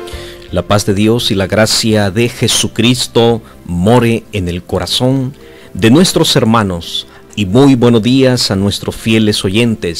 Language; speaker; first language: Spanish; native; Spanish